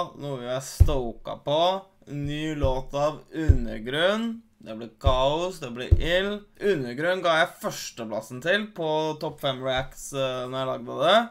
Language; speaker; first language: Norwegian; early bilingual, other home language; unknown